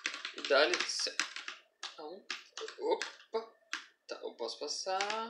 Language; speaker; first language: Portuguese; native; Portuguese